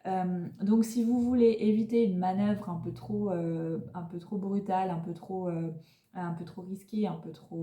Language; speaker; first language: French; native; French